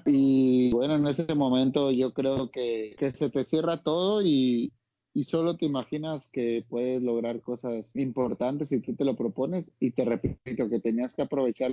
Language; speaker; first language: Spanish; native; Spanish